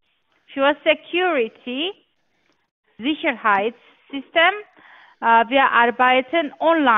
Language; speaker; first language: German; non-native, learner; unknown